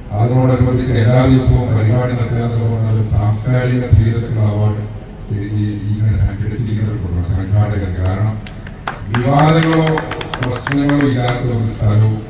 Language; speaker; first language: Malayalam; native; Malayalam